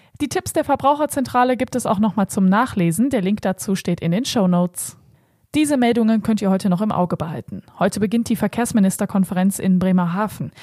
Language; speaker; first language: German; native; German